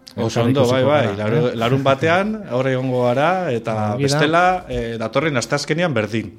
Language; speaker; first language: Basque; non-native, local second language; Spanish